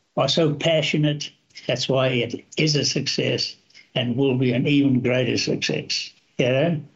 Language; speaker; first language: English; native; English